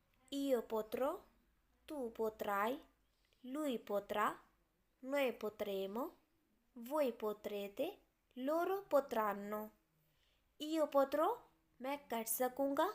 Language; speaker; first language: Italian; non-native, fluent; Urdu